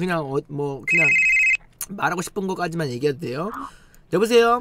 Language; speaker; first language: Korean; native; Korean